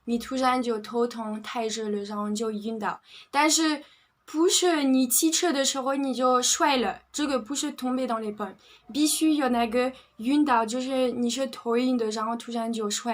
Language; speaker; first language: Chinese; non-native, fluent; French